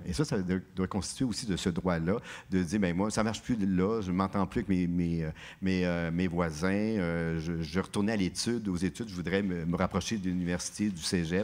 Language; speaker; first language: French; native; French